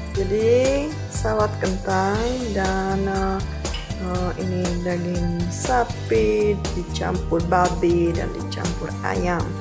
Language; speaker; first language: Indonesian; non-native, fluent; Czech